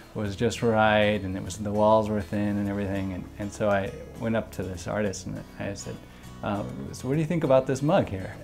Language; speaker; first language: English; native; English